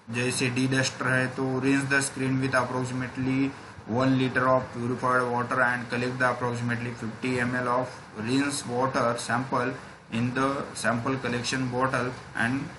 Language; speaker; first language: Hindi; non-native, local second language; Marathi